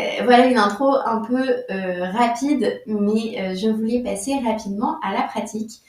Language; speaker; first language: French; native; French